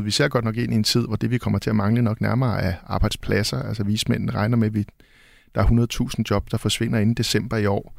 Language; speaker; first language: Danish; native; Danish